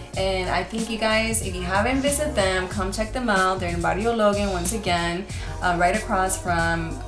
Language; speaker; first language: English; early bilingual, other home language; Spanish